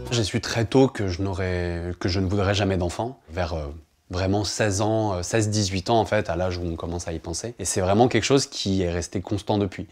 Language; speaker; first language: French; native; French